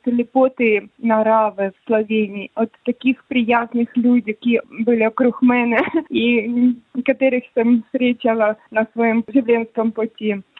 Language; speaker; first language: Slovenian; non-native, learner; Ukrainian